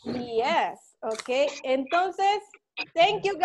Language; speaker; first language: English; non-native, learner; Spanish